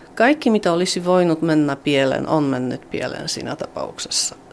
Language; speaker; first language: Finnish; non-native, fluent; Polish